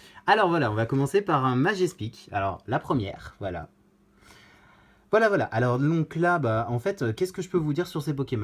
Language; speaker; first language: French; native; French